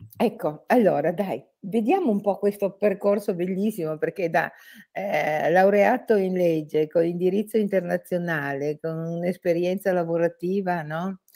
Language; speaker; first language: Italian; native; Italian